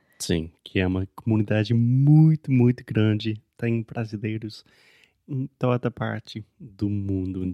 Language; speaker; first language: Portuguese; non-native, fluent; English